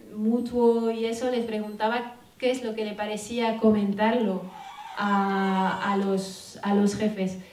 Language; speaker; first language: Spanish; non-native, fluent; French